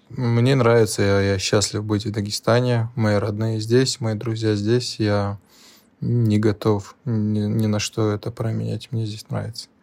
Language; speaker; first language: Russian; non-native, local second language; Lezghian